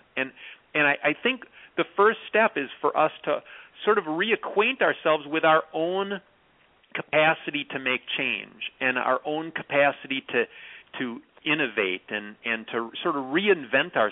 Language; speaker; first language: English; native; English